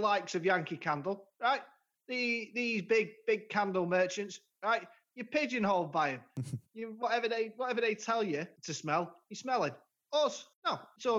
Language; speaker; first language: English; native; English